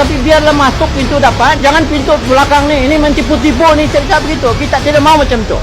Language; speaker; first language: Malay; non-native, local second language; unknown